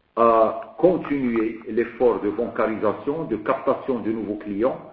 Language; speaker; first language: French; non-native, local second language; Arabic